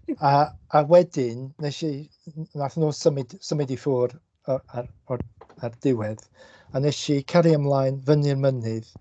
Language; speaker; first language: Welsh; non-native, local second language; English